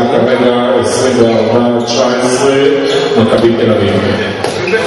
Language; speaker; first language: Hebrew; native; Hebrew